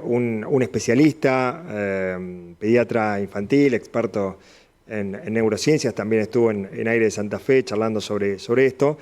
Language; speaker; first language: Spanish; native; Spanish